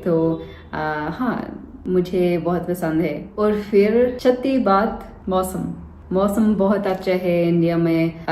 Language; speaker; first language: Hindi; non-native, learner; English